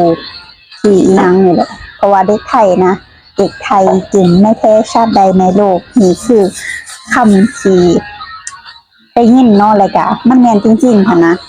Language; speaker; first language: Thai; non-native, local second language; Northeastern Thai